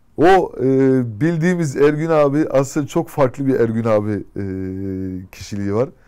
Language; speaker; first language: Turkish; early bilingual, heritage; Turkish